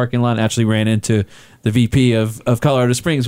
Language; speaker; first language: English; native; English